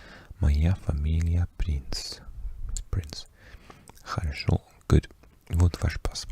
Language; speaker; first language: Russian; non-native, learner; English